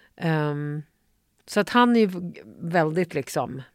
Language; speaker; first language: Swedish; native; Swedish